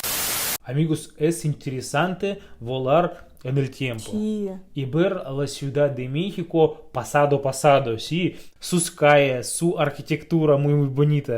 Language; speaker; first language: Spanish; non-native, fluent; Russian